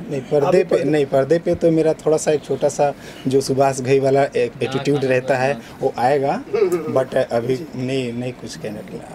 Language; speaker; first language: Hindi; native; Hindi